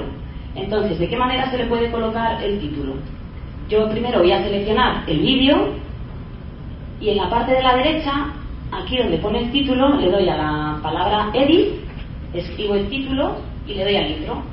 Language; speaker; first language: Spanish; native; Spanish